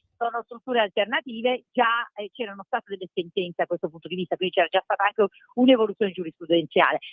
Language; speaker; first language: Italian; native; Italian